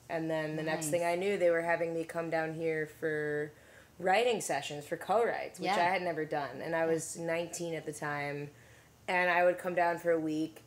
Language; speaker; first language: English; native; English